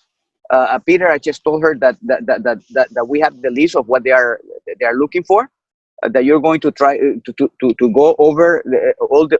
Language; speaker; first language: English; non-native, fluent; Spanish